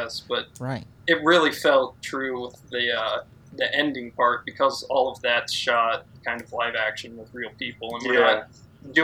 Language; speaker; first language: English; native; English